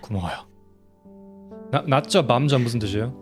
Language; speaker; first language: Korean; non-native, fluent; German